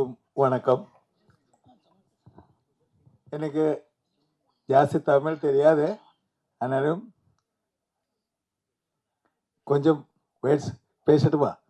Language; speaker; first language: Tamil; non-native, learner; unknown